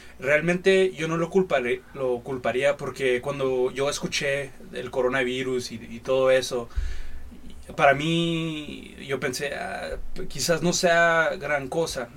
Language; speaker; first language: Spanish; early bilingual, heritage; Spanish